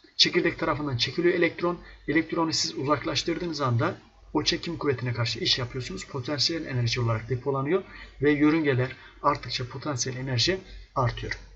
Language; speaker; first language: Turkish; native; Turkish